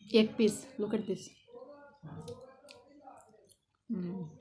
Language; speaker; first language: English; non-native, learner; Bangla